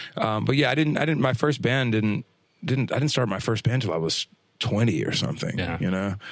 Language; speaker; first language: English; native; English